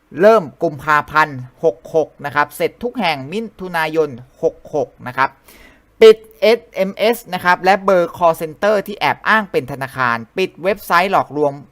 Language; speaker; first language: Thai; native; Thai